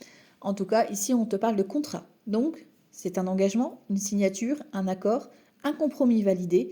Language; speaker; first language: French; native; French